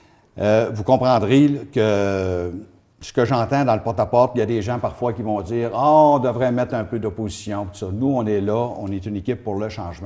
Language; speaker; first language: French; native; French